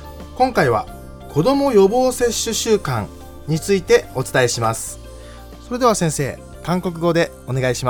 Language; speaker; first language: Japanese; native; Japanese